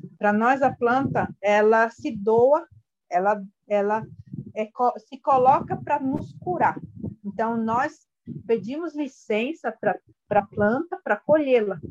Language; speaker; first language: Portuguese; non-native, local second language; Guarani